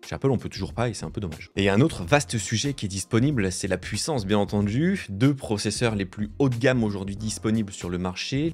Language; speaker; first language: French; native; French